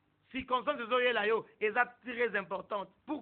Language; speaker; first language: French; non-native, local second language; Lingala